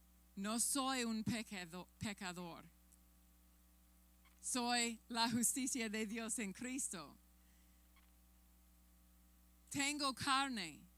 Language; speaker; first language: Spanish; non-native, fluent; English